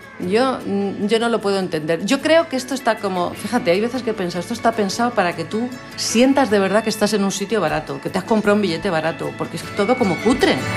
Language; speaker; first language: Spanish; native; Spanish